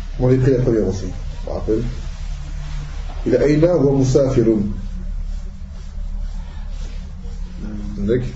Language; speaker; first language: Arabic; non-native, fluent; French